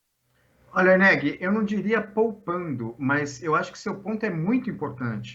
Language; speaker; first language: Portuguese; native; Portuguese